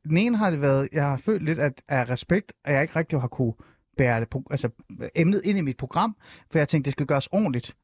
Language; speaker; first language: Danish; early bilingual, other home language; Persian